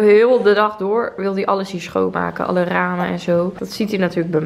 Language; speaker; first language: Dutch; native; Dutch